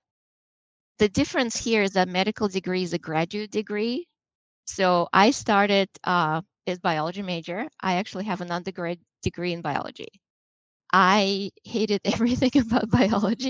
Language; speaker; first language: English; non-native, fluent; Russian